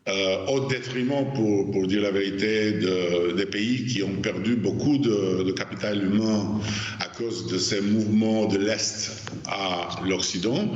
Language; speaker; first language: French; non-native, fluent; Albanian